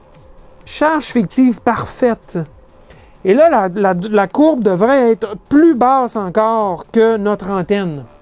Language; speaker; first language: French; native; French